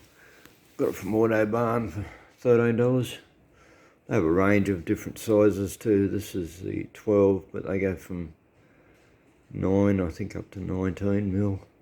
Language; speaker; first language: English; native; English